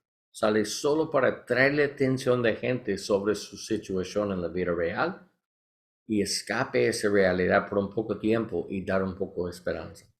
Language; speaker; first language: Spanish; non-native, learner; English